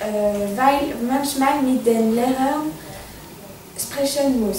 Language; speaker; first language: German; non-native, learner; French